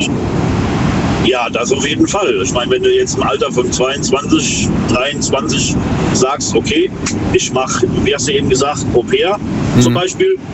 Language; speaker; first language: German; native; German